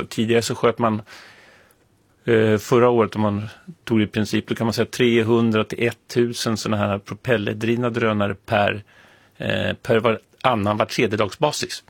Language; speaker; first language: Swedish; native; Swedish